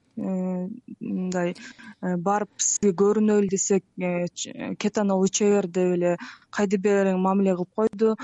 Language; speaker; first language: Kyrgyz; native; Kyrgyz